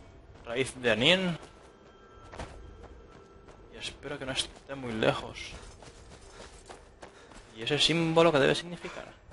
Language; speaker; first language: Spanish; native; Spanish